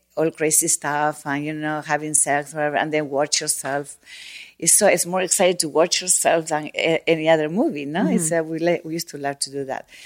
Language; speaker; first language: English; non-native, learner; Spanish